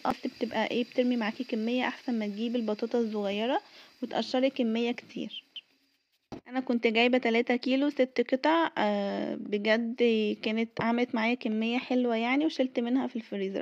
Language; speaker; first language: Arabic; native; Arabic